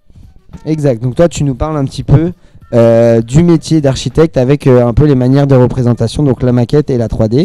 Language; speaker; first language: French; native; French